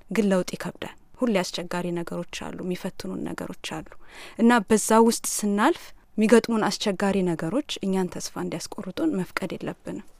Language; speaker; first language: Amharic; native; Amharic